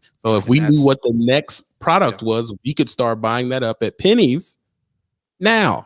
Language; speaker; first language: English; native; English